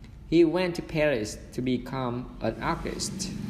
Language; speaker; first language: English; non-native, fluent; Vietnamese